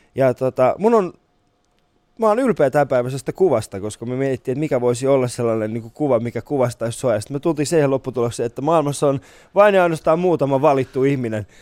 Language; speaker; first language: Finnish; early bilingual, other home language; Persian